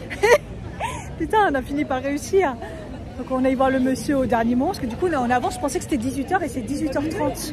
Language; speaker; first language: French; native; French